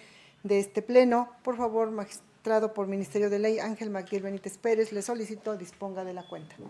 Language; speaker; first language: Spanish; native; Spanish